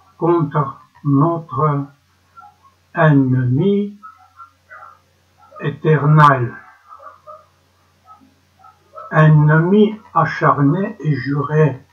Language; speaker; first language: French; non-native, learner; Ukrainian